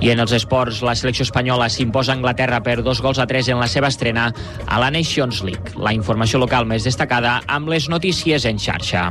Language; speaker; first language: Catalan; native; Catalan